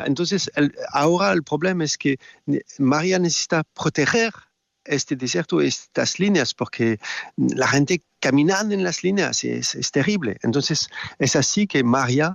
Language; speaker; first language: Spanish; non-native, fluent; French